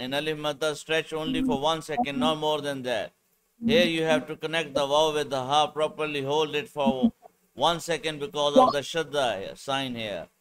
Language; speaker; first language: English; non-native, local second language; Urdu